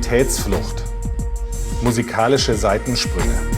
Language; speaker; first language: German; native; German